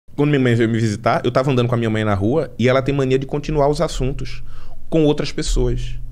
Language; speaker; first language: Portuguese; native; Portuguese